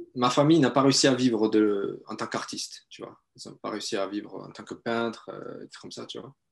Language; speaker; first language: French; native; French